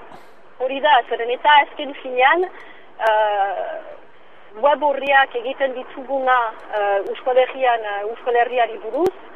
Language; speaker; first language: Basque; non-native, local second language; French